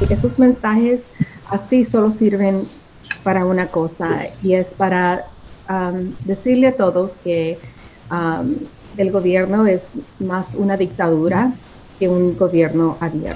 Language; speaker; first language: Spanish; early bilingual, other home language; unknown